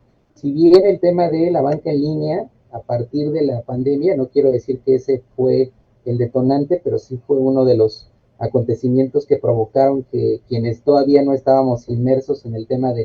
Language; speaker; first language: Spanish; native; Spanish